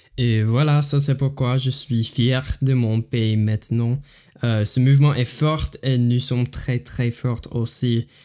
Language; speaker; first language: French; non-native, learner; English